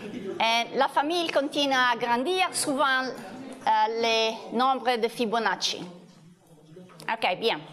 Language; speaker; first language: French; non-native, learner; Italian